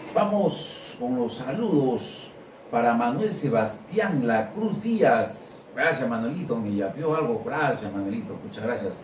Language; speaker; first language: Spanish; native; Spanish